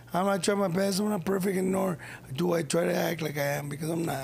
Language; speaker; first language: English; early bilingual, other home language; Spanish